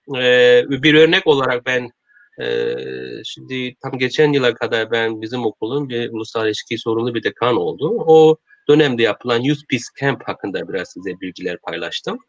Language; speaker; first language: Turkish; non-native, learner; Korean